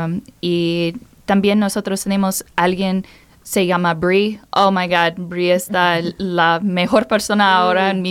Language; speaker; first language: Spanish; non-native, learner; English